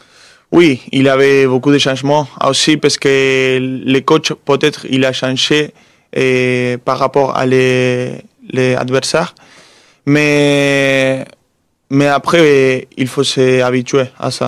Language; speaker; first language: French; non-native, fluent; Spanish